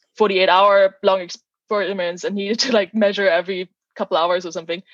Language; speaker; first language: English; non-native, fluent; German